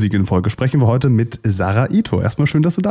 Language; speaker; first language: German; native; German